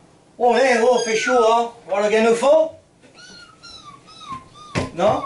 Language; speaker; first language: French; native; French